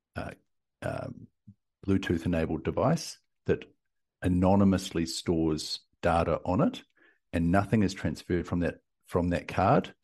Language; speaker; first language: English; native; English